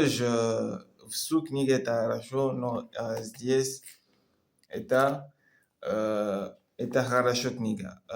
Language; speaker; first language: Russian; non-native, learner; French